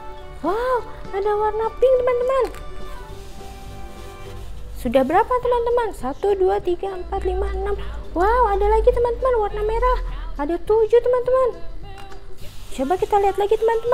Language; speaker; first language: Indonesian; native; Indonesian